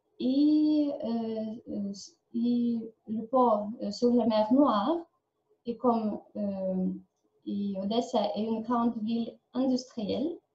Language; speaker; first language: French; non-native, learner; Ukrainian